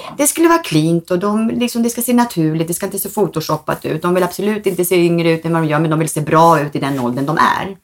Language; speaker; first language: Swedish; early bilingual, other home language; Spanish